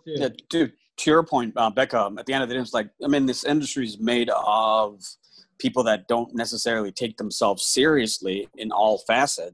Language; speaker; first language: English; native; English